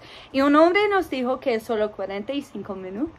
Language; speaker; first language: Spanish; non-native, fluent; English